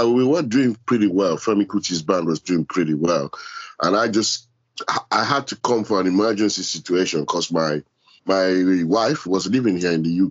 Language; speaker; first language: English; non-native, local second language; Yoruba